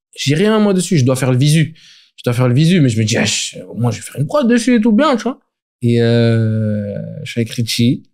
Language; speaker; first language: French; native; French